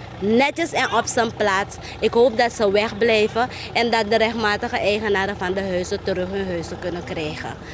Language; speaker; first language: Dutch; native; Dutch